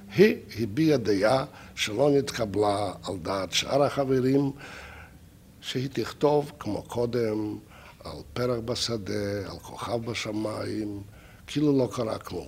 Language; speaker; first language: Hebrew; non-native, fluent; Russian